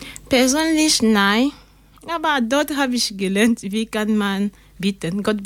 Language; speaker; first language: German; non-native, learner; French